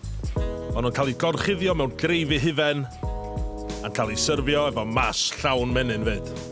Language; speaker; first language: Welsh; native; Welsh